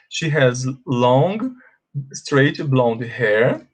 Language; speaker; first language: English; non-native, fluent; Portuguese